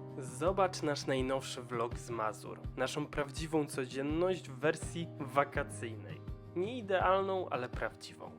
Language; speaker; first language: Polish; native; Polish